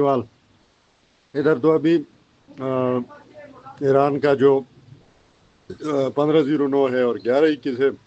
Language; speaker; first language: Hindi; non-native, fluent; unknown